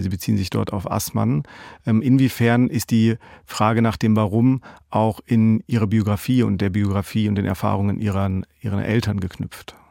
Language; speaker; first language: German; native; German